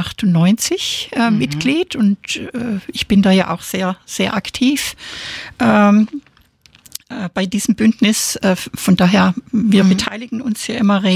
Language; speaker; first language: German; native; German